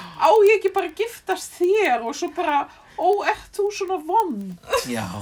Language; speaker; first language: Icelandic; non-native, fluent; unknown